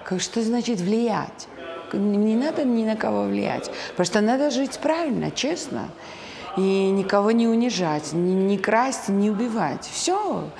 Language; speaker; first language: Russian; non-native, local second language; Georgian